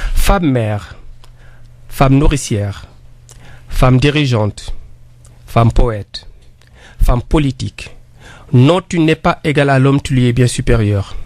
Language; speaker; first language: French; non-native, local second language; Wolof